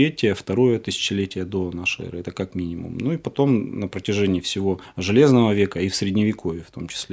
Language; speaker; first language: Russian; native; Russian